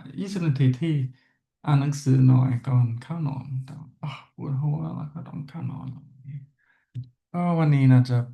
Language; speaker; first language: Thai; non-native, learner; English